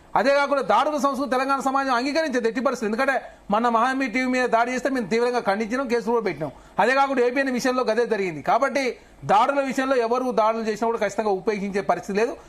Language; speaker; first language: Telugu; native; Telugu